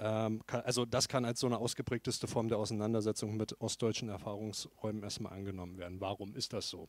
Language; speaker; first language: German; native; German